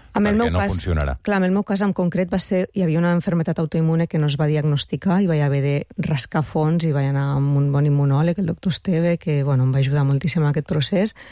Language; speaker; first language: Catalan; native; Catalan